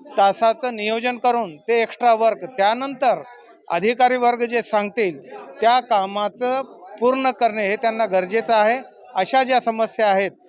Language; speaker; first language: Marathi; native; Marathi